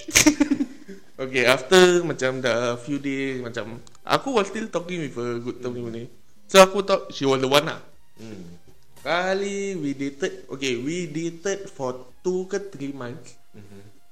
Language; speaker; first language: English; non-native, local second language; Malay